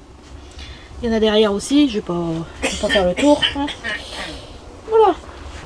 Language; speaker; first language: French; native; French